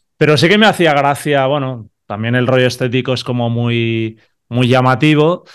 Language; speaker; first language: Spanish; non-native, local second language; Catalan